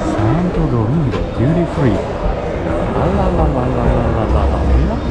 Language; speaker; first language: Spanish; non-native, learner; Japanese